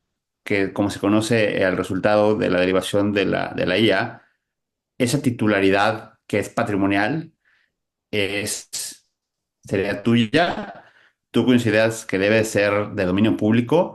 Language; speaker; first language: Spanish; native; Spanish